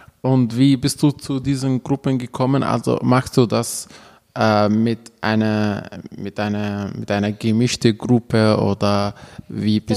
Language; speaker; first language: German; non-native, learner; Arabic